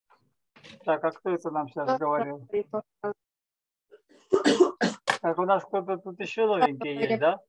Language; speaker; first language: Russian; native; Russian